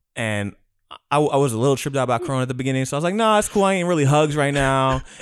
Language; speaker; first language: English; native; English